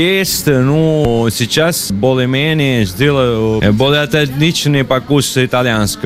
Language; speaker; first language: Russian; non-native, learner; Italian